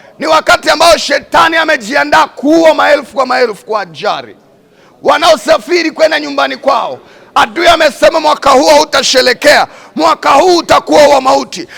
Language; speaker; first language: Swahili; non-native, local second language; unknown